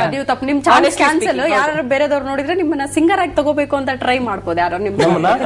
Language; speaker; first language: Kannada; native; Kannada